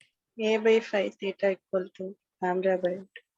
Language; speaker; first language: English; non-native, local second language; Tamil